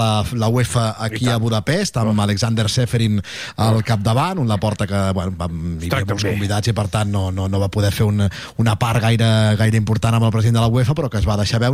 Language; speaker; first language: Catalan; native; Catalan